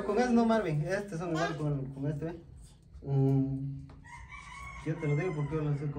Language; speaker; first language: Spanish; native; Spanish